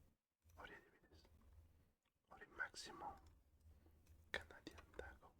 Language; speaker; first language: Basque; non-native, learner; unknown